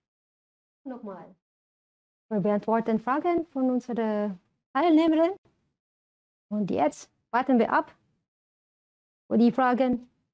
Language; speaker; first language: German; non-native, fluent; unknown